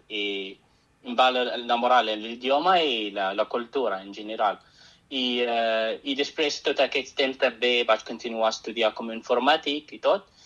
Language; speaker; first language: Catalan; non-native, fluent; Arabic